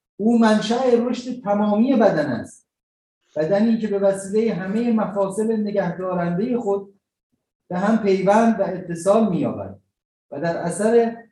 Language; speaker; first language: Persian; native; Persian